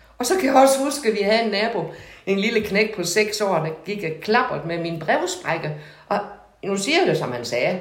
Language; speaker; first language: Danish; native; Danish